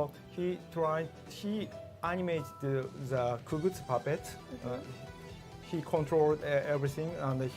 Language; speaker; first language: English; non-native, learner; Japanese